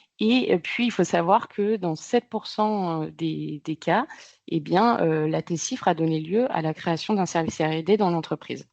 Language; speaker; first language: French; native; French